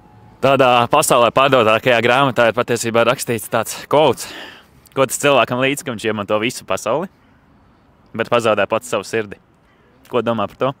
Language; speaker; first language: Latvian; native; Latvian